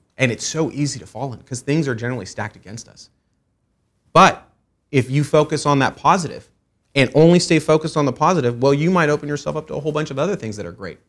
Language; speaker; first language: English; early bilingual, other home language; Persian